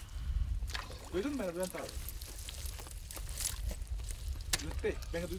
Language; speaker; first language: Turkish; native; Turkish